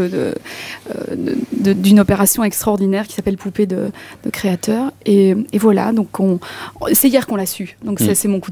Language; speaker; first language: French; native; French